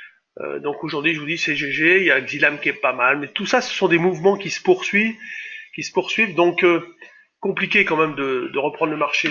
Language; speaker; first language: French; native; French